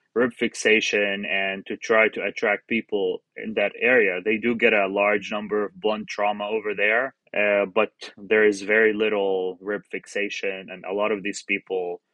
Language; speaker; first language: English; non-native, fluent; Arabic